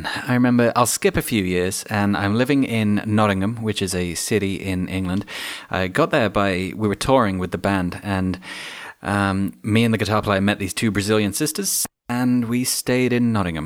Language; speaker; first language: English; native; English